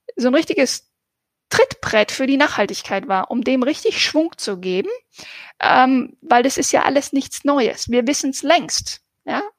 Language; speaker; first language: German; native; German